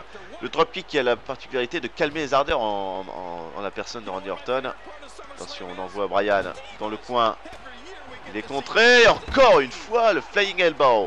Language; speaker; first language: French; native; French